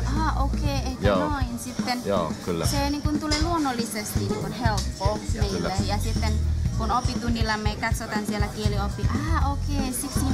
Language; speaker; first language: Finnish; non-native, learner; Indonesian